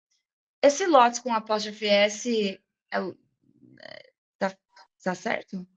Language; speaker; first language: Portuguese; non-native, fluent; English